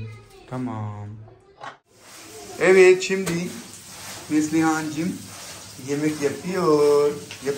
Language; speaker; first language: Turkish; non-native, learner; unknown